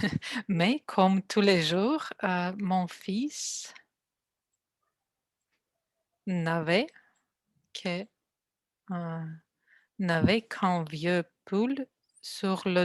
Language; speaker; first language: French; non-native, learner; Russian